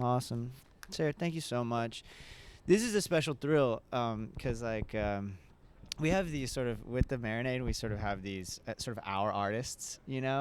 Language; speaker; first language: English; native; English